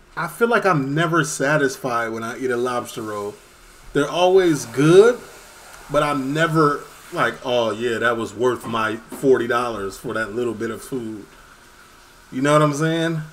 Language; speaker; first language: English; native; English